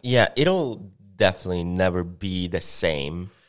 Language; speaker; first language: English; non-native, fluent; Spanish